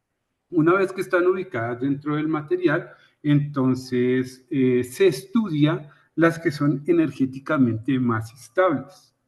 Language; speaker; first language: Spanish; native; Spanish